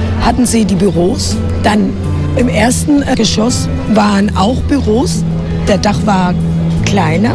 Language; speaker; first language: German; non-native, fluent; Spanish